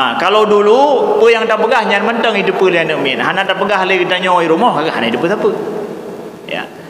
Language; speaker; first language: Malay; non-native, local second language; Achinese